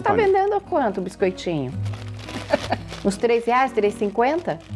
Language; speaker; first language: Portuguese; native; Portuguese